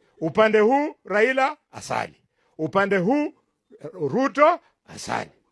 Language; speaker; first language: Swahili; non-native, local second language; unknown